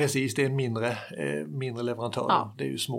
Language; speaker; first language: Swedish; native; Swedish